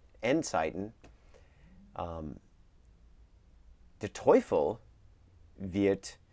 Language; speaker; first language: German; non-native, learner; English